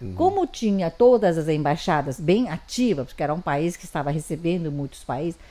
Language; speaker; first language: Portuguese; early bilingual, other home language; Chinese